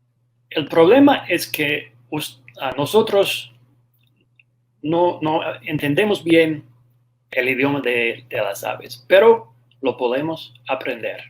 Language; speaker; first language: Spanish; non-native, fluent; English